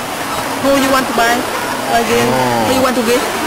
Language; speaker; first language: English; non-native, learner; Vietnamese